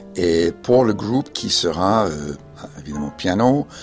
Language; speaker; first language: French; non-native, fluent; English